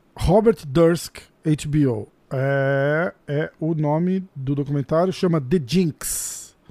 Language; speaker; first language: Portuguese; native; Portuguese